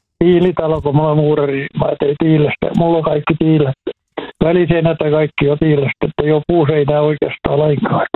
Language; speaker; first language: Finnish; native; Finnish